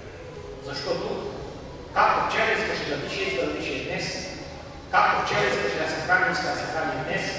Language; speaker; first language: Bulgarian; non-native, local second language; Turkish